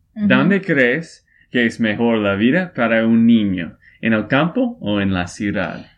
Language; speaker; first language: Spanish; non-native, fluent; English